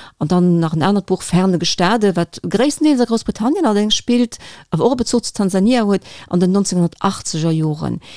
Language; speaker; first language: Luxembourgish; native; Luxembourgish